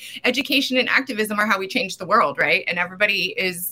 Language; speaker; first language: English; native; English